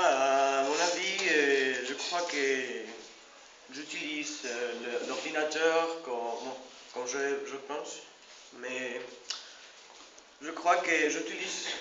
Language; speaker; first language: French; non-native, learner; Spanish